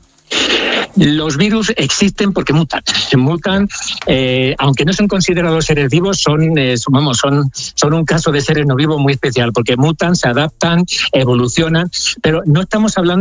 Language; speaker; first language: Spanish; native; Spanish